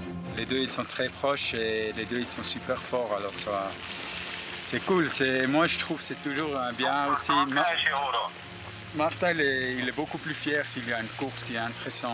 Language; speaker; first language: French; non-native, local second language; German